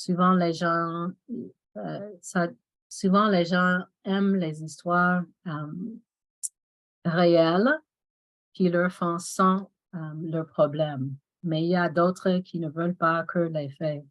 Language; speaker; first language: French; non-native, fluent; English